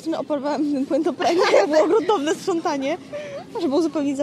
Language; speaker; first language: Polish; native; Polish